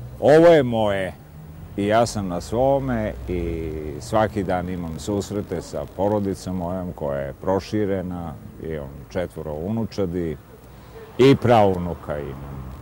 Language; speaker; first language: Serbian; native; Serbian